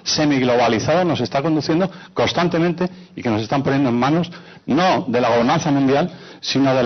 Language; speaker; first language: Spanish; native; Spanish